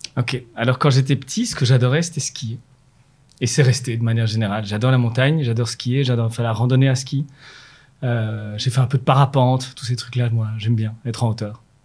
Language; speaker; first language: French; native; French